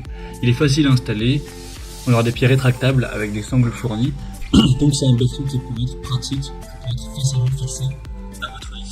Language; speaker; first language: French; native; French